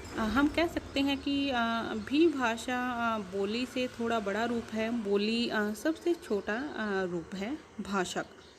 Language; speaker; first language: Hindi; native; Hindi